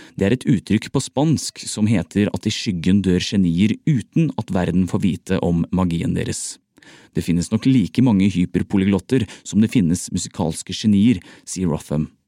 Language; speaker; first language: Norwegian; native; Norwegian